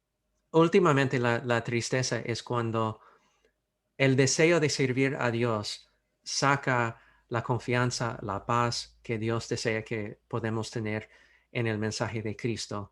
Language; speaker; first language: Spanish; non-native, fluent; English